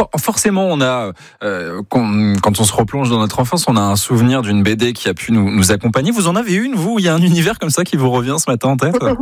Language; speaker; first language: French; native; French